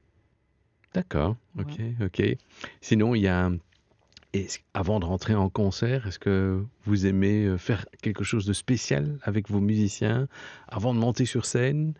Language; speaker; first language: French; native; French